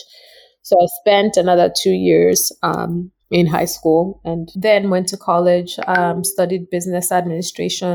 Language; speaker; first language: English; non-native, local second language; Yoruba